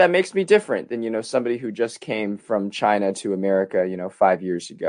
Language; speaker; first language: English; native; English